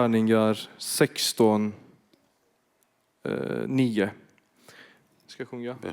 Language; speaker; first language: Swedish; non-native, fluent; Persian